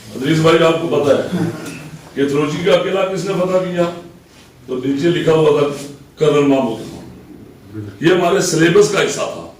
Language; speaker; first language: Urdu; non-native, local second language; Pahari-Potwari